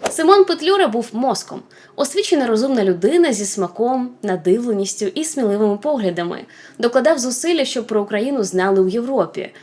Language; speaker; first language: Ukrainian; non-native, local second language; Russian